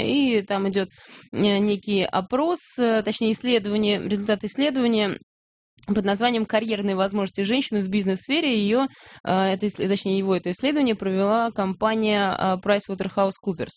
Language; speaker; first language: Russian; native; Russian